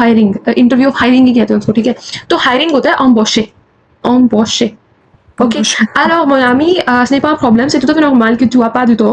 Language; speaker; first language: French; non-native, fluent; Hindi